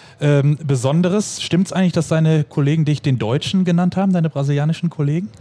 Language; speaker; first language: German; native; German